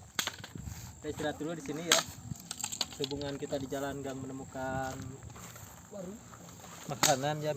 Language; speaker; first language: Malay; non-native, local second language; Sundanese